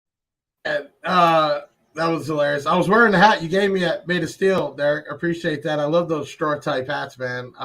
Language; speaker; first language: English; native; English